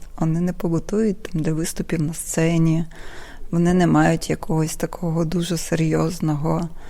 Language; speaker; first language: Ukrainian; native; Ukrainian